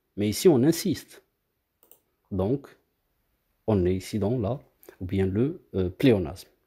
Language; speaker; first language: French; non-native, local second language; Arabic